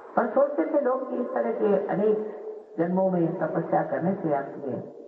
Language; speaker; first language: Hindi; non-native, local second language; Marathi